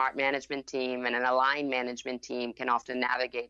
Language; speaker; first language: English; non-native, fluent; Thai